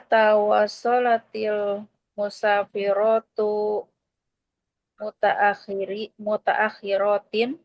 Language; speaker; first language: Arabic; non-native, learner; Indonesian